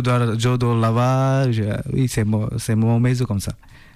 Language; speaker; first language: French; non-native, learner; Bangla